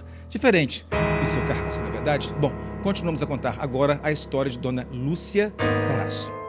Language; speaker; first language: Portuguese; native; Portuguese